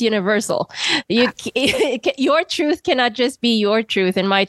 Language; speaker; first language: English; non-native, local second language; Filipino